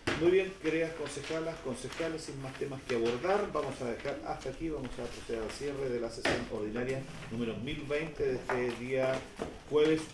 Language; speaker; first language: Spanish; native; Spanish